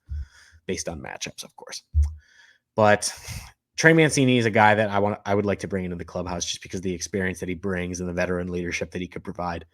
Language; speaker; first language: English; native; English